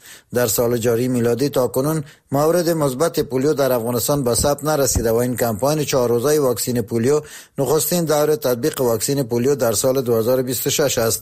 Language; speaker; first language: Persian; native; Persian